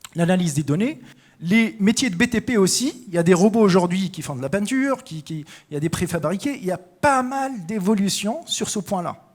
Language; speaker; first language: French; non-native, local second language; Arabic